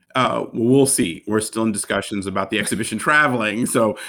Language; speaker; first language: English; native; English